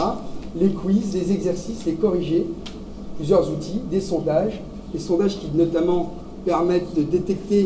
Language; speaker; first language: French; native; French